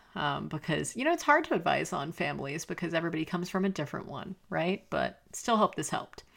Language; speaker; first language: English; native; English